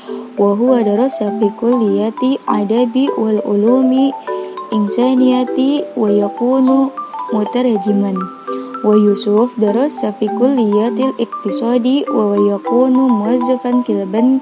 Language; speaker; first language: Arabic; non-native, learner; Indonesian